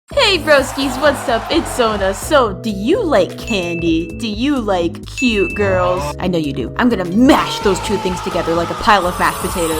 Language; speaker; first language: English; native; English